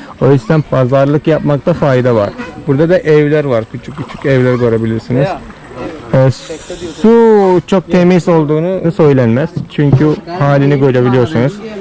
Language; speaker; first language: Turkish; non-native, fluent; Malayalam